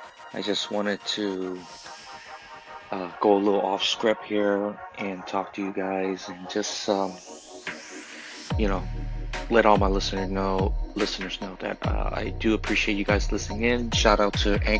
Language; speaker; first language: English; early bilingual, other home language; Chinese